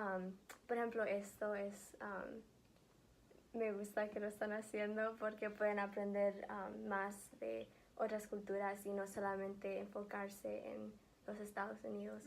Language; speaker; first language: Spanish; early bilingual, heritage; Spanish